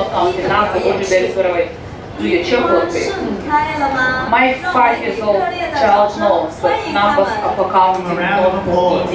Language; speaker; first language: English; non-native, fluent; Russian